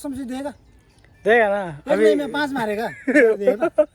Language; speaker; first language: Hindi; non-native, learner; Bangla